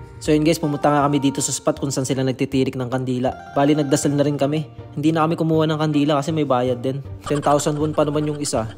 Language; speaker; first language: Filipino; native; Filipino